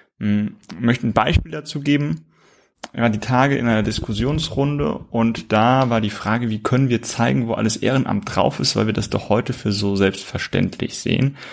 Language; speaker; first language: German; native; German